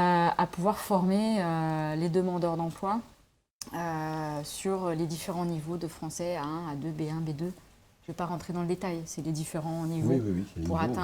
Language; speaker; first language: French; native; French